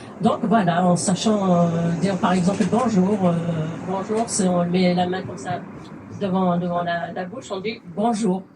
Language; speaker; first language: French; non-native, fluent; Kabyle